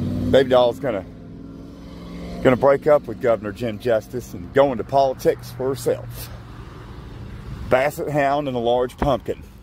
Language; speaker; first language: English; native; English